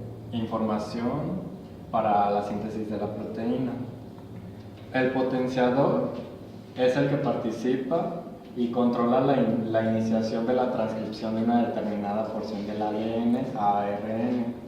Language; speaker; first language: Spanish; native; Spanish